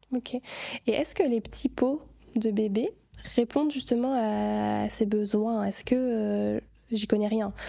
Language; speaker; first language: French; native; French